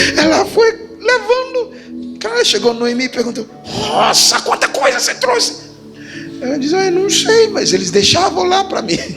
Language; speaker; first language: Portuguese; non-native, fluent; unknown